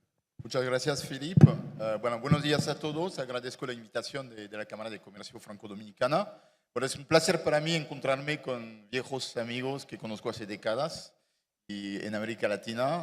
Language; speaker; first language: Spanish; non-native, fluent; French